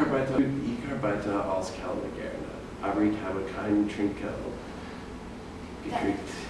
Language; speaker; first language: German; non-native, learner; English